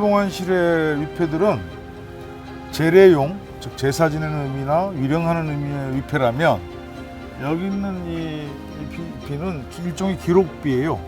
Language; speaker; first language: Korean; native; Korean